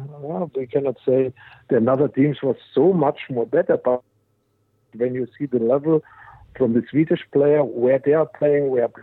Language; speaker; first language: English; non-native, fluent; German